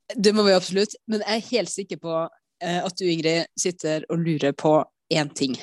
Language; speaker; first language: Norwegian; native; Norwegian